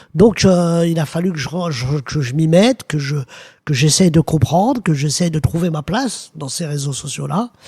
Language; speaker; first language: French; early bilingual, other home language; Arabic